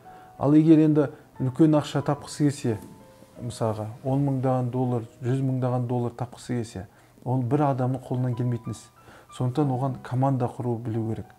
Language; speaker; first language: Kazakh; native; Kazakh